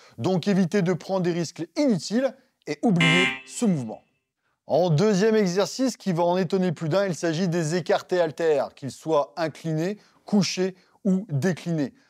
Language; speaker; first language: French; native; French